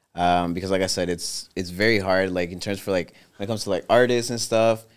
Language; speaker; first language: English; early bilingual, other home language; Spanish